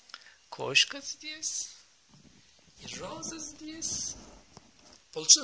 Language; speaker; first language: Russian; non-native, learner; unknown